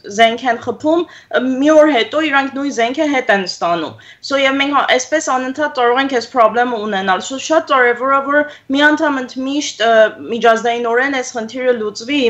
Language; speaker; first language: Armenian; early bilingual, heritage; Armenian